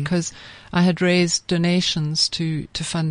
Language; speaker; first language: English; native; English